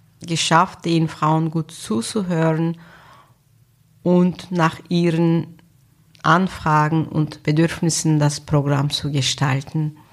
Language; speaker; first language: German; non-native, fluent; Turkish